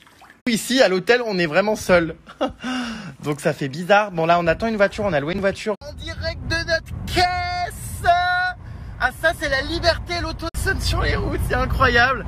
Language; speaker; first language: French; native; French